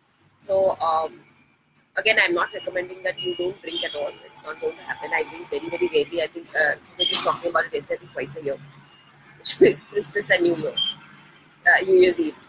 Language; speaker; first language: English; non-native, local second language; Hindi